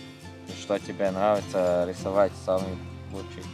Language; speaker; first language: Russian; non-native, learner; Latvian